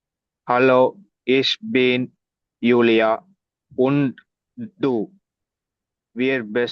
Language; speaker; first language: German; non-native, learner; Tamil